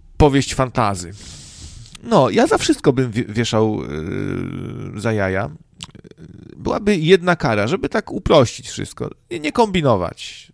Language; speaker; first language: Polish; native; Polish